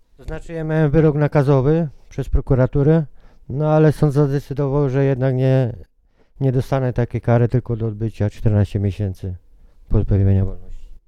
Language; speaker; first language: Polish; native; Polish